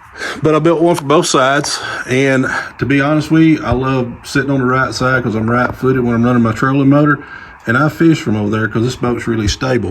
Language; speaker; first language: English; native; English